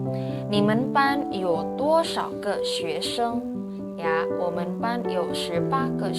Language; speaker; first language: Chinese; non-native, fluent; Indonesian